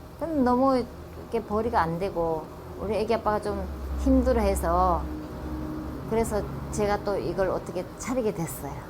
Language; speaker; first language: Korean; native; Korean